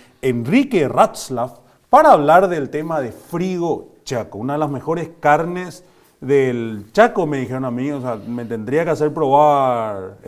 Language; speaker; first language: Spanish; native; Spanish